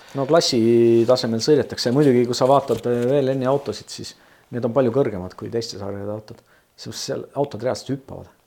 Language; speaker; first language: Estonian; native; Estonian